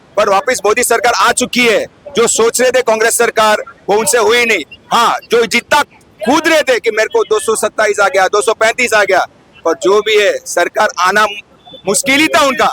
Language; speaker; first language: Hindi; non-native, local second language; Tamil